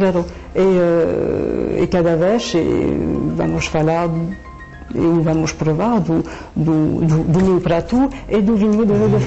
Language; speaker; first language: Portuguese; non-native, learner; French